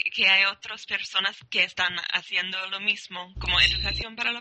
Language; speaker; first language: Spanish; non-native, learner; English